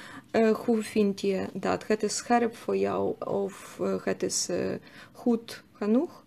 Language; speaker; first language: Dutch; non-native, learner; Russian